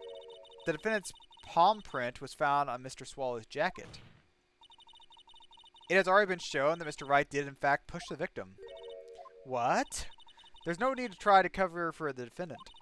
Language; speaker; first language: English; native; English